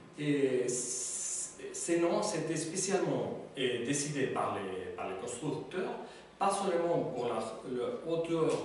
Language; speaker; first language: French; non-native, learner; Spanish